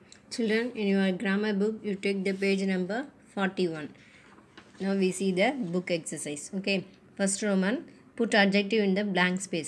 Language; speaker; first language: English; non-native, local second language; Tamil